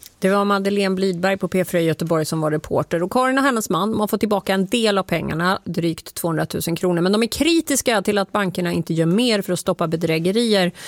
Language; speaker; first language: Swedish; native; Swedish